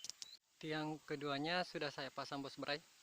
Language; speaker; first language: Indonesian; native; Indonesian